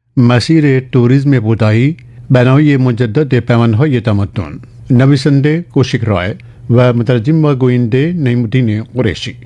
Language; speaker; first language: Persian; non-native, fluent; Urdu